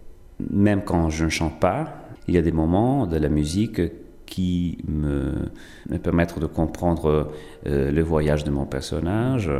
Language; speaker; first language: French; non-native, fluent; Italian